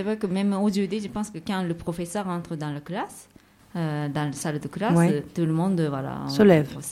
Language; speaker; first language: French; non-native, fluent; Japanese